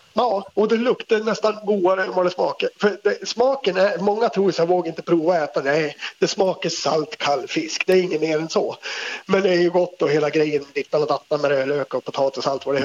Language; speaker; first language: Swedish; native; Swedish